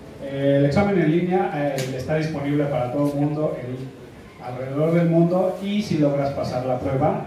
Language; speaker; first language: Spanish; native; Spanish